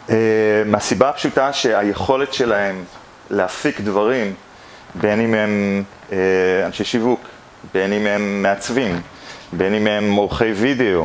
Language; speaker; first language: Hebrew; native; Hebrew